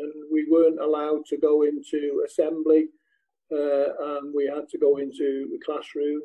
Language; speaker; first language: English; native; English